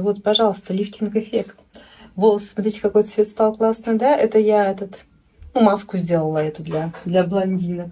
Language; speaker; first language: Russian; native; Russian